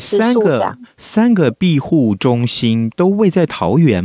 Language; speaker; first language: Chinese; native; Chinese